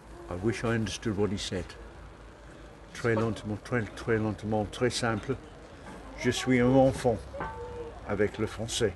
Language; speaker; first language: French; non-native, learner; English